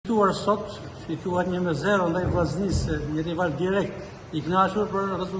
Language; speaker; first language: Albanian; native; Albanian